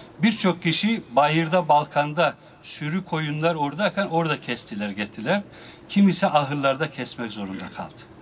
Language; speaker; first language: Turkish; native; Turkish